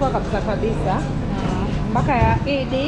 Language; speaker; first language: English; non-native, local second language; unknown